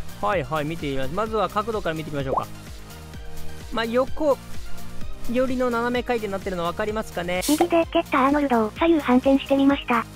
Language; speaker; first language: Japanese; native; Japanese